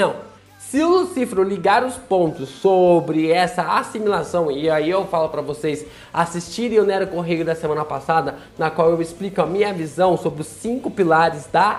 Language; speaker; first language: Portuguese; native; Portuguese